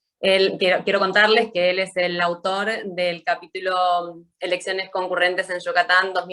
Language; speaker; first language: Spanish; native; Spanish